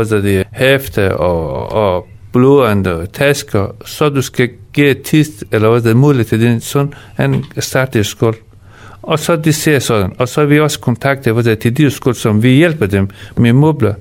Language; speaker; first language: Danish; non-native, fluent; Persian